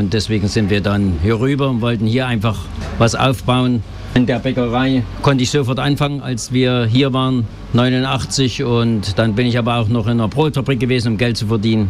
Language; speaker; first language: German; native; German